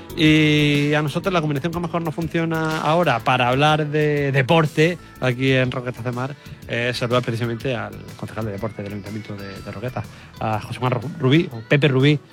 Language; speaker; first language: Spanish; native; Spanish